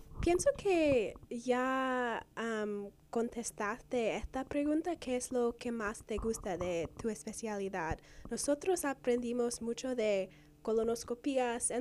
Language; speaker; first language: Spanish; non-native, learner; English